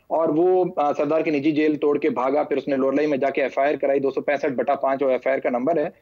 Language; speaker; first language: Urdu; non-native, local second language; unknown